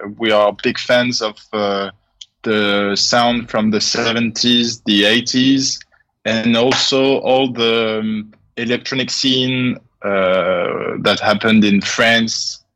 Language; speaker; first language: English; non-native, fluent; French